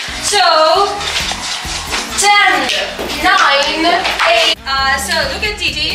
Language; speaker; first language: English; non-native, fluent; Russian